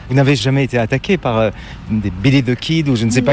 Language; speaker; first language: French; native; French